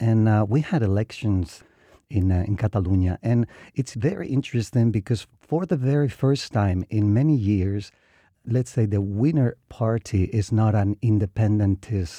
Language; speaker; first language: English; non-native, fluent; Spanish